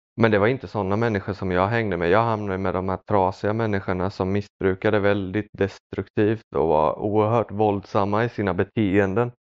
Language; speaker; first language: Swedish; early bilingual, other home language; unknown